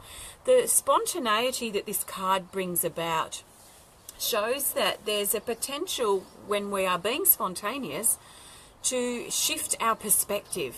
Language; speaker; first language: English; native; English